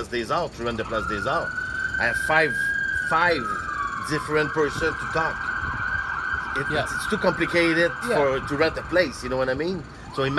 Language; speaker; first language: English; non-native, learner; French